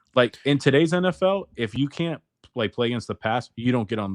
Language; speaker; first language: English; native; English